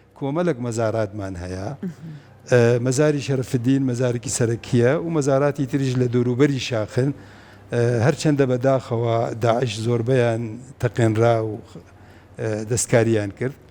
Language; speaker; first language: Central Kurdish; non-native, local second language; Kurdish